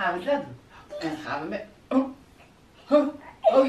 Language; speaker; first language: Dutch; native; Dutch